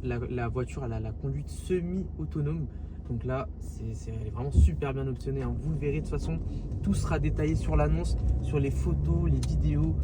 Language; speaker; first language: French; native; French